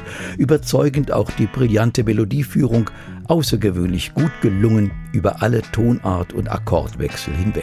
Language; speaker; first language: German; native; German